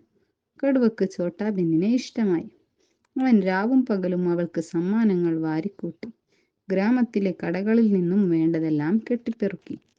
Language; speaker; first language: Malayalam; native; Malayalam